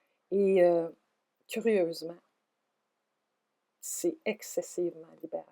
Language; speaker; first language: French; native; French